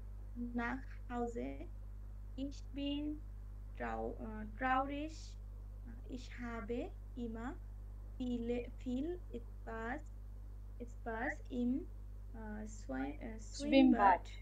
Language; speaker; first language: German; non-native, learner; Bangla